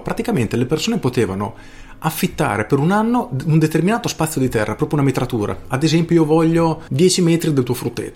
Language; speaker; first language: Italian; native; Italian